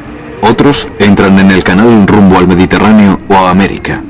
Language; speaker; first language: Spanish; native; Spanish